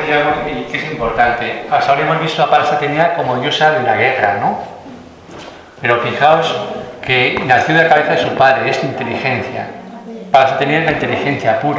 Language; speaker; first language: Spanish; native; Spanish